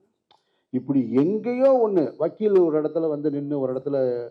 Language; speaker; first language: Tamil; native; Tamil